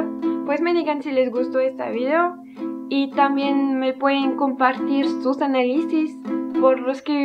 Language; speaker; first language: Spanish; non-native, learner; French